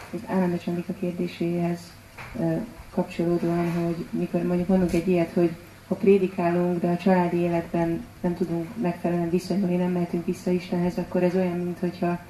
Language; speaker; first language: Hungarian; native; Hungarian